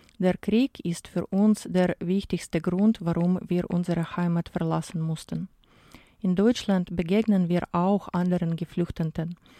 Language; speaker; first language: German; non-native, fluent; Ukrainian